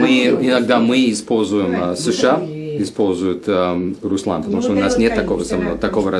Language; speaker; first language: Russian; non-native, fluent; English